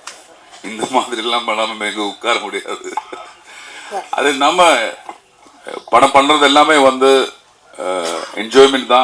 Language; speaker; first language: Tamil; non-native, learner; Malayalam